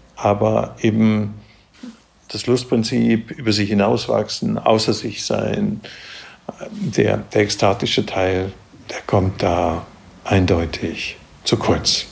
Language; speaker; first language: German; native; German